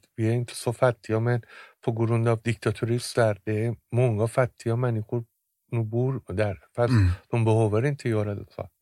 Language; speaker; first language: Swedish; non-native, fluent; Persian